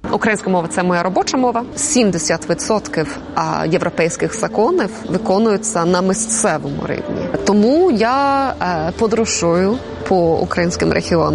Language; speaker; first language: Ukrainian; non-native, fluent; Swedish